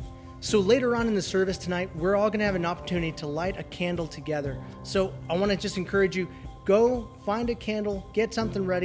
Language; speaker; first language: English; native; English